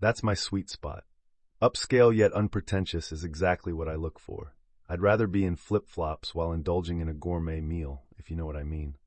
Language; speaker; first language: English; native; English